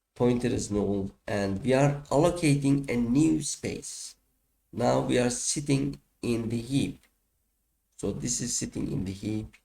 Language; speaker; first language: English; non-native, fluent; Turkish